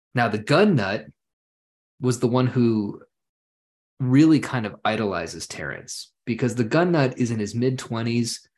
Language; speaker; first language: English; early bilingual, other home language; German